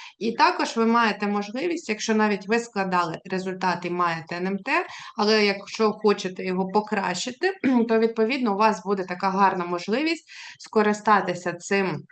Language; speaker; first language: Ukrainian; native; Ukrainian